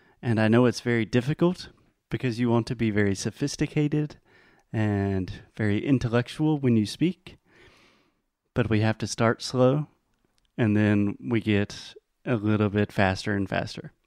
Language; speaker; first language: English; non-native, fluent; Portuguese